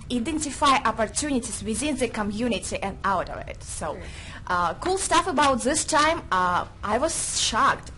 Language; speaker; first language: English; non-native, fluent; Russian